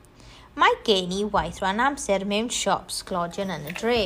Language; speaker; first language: Welsh; non-native, local second language; English